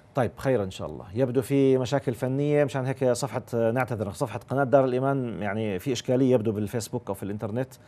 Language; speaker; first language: Arabic; native; Arabic